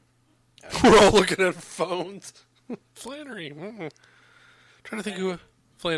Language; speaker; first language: English; native; English